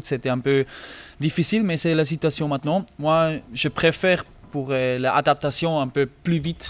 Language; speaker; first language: French; non-native, learner; German